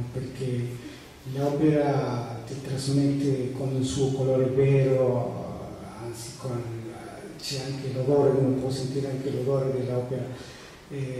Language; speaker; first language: Italian; non-native, fluent; Spanish